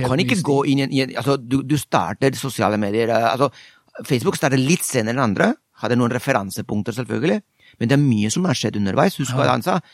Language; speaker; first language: Norwegian; non-native, fluent; Spanish